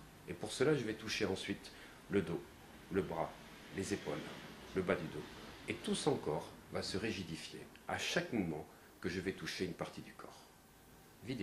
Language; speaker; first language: French; native; French